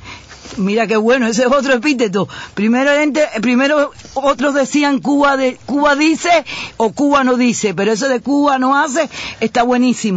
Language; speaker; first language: Spanish; native; Spanish